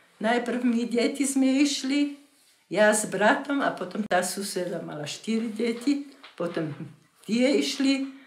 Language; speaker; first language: Slovak; non-native, local second language; German